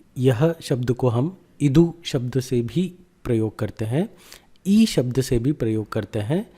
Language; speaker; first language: Hindi; non-native, local second language; Kannada